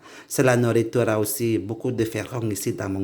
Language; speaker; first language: French; non-native, learner; Indonesian